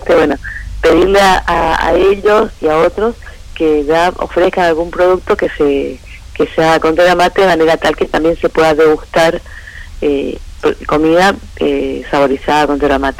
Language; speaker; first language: Spanish; native; Spanish